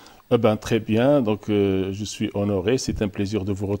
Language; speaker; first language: French; non-native, local second language; Arabic